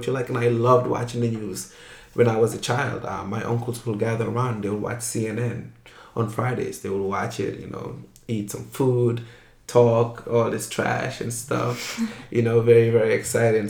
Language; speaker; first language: English; non-native, local second language; Wolof